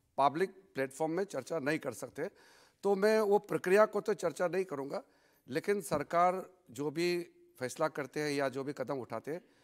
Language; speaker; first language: Hindi; non-native, local second language; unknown